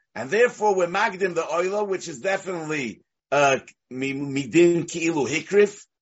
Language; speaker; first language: English; native; English